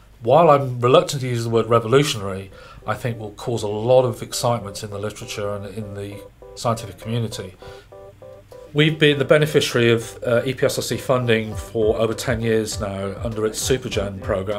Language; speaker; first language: English; native; English